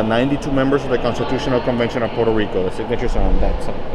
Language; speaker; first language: English; non-native, local second language; Spanish